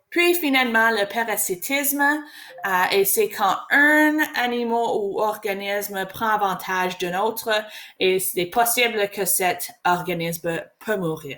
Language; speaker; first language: French; non-native, learner; English